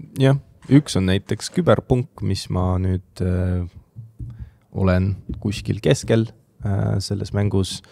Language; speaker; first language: Estonian; non-native, local second language; Russian